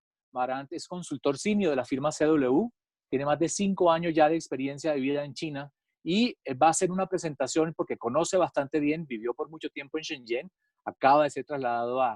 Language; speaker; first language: Spanish; native; Spanish